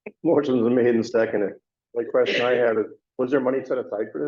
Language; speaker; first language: English; native; English